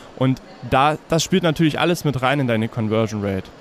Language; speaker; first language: German; native; German